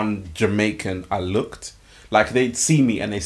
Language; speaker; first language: English; native; English